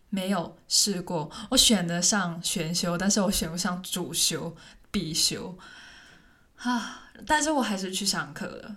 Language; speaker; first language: Chinese; non-native, local second language; Cantonese